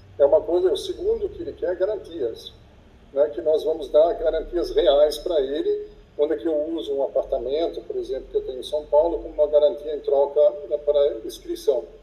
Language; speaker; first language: Portuguese; non-native, fluent; German